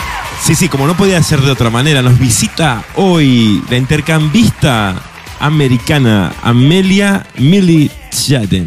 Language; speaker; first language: Spanish; native; Spanish